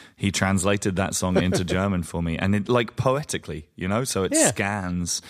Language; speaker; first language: English; native; English